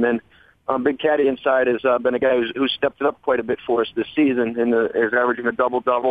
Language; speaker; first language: English; native; English